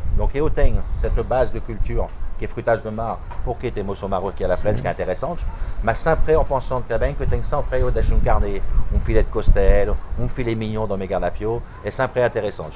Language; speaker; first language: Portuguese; non-native, fluent; French